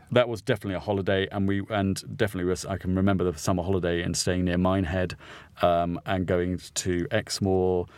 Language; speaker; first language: English; native; English